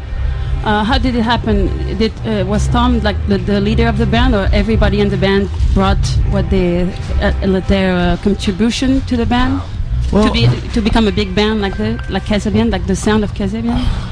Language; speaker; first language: English; non-native, fluent; French